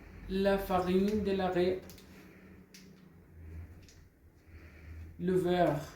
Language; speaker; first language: French; non-native, learner; Spanish